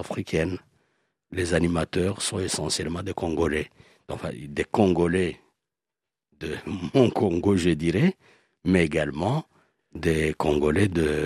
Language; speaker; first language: French; non-native, local second language; Swahili